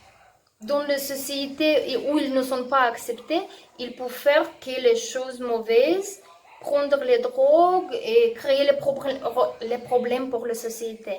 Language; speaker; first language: French; non-native, learner; Russian